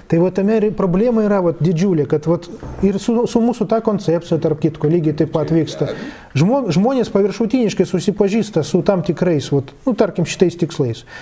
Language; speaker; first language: Lithuanian; non-native, local second language; Russian